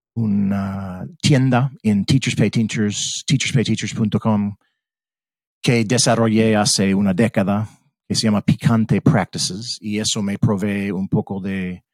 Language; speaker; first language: Spanish; non-native, fluent; English